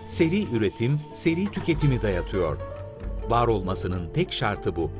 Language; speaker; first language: Turkish; native; Turkish